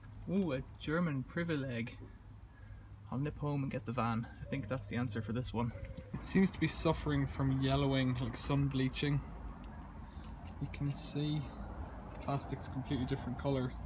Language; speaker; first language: English; native; English